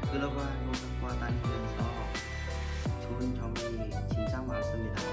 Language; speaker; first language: Korean; non-native, learner; Vietnamese